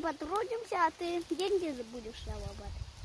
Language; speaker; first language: Russian; native; Russian